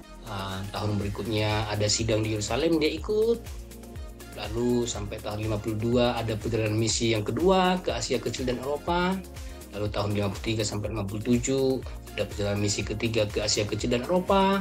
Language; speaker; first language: Indonesian; native; Indonesian